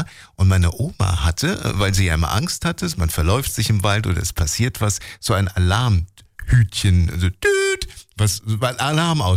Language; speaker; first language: German; native; German